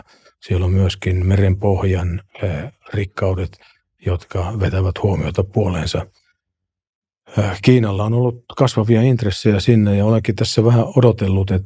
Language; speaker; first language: Finnish; native; Finnish